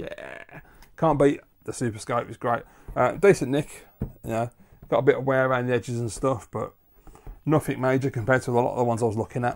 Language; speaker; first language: English; native; English